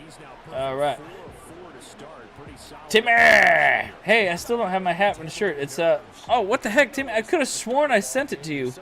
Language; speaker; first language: English; native; English